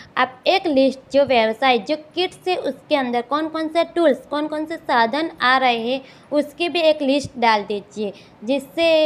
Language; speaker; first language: Hindi; non-native, local second language; Gujarati